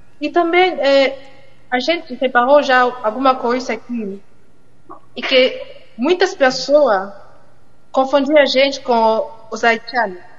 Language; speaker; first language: Portuguese; non-native, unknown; French